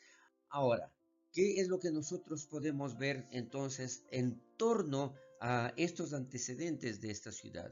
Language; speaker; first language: Spanish; native; Spanish